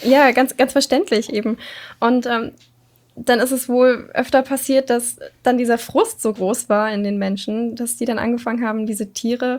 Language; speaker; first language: German; native; German